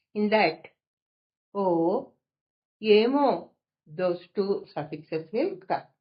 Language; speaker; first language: English; non-native, local second language; Telugu